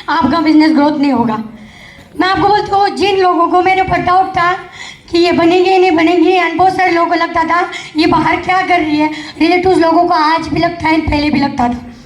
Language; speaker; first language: Hindi; non-native, local second language; Marathi